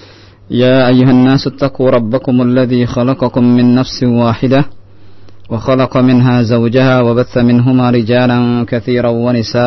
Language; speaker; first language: Arabic; non-native, fluent; Indonesian